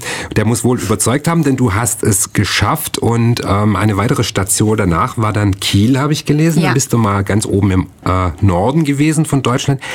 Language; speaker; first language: German; native; German